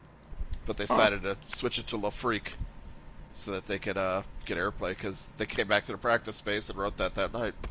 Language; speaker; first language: English; native; English